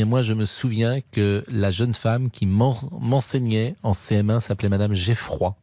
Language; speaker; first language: French; native; French